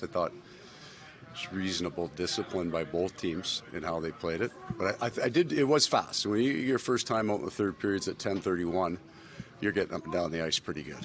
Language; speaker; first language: English; native; English